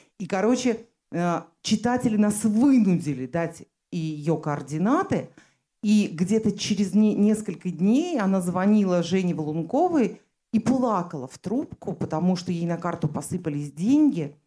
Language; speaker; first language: Russian; native; Russian